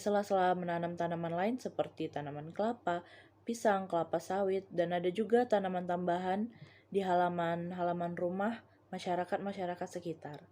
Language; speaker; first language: Indonesian; native; Indonesian